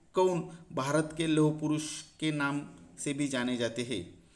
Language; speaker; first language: Hindi; non-native, local second language; Marathi